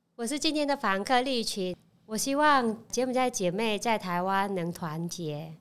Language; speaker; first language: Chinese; non-native, fluent; Khmer